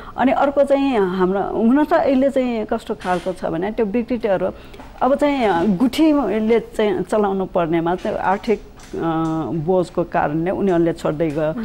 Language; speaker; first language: Nepali; non-native, local second language; Newari